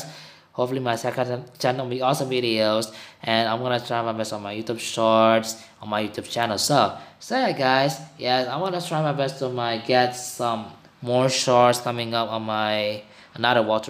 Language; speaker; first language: English; non-native, learner; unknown